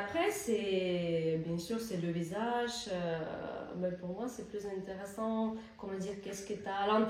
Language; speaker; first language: French; non-native, learner; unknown